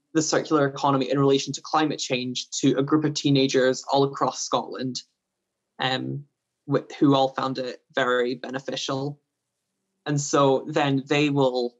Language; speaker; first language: English; native; English